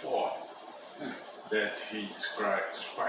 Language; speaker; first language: English; non-native, learner; Portuguese